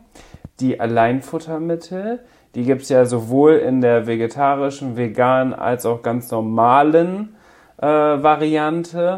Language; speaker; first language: German; native; German